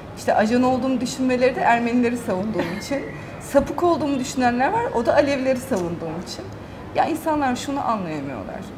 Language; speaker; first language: Turkish; early bilingual, heritage; Turkish